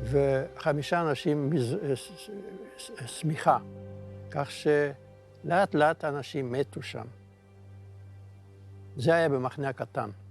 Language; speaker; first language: Hebrew; non-native, fluent; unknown